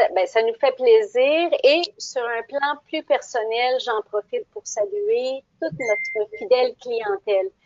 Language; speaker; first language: French; native; French